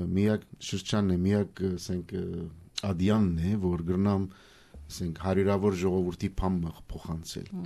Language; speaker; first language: Armenian; early bilingual, heritage; Armenian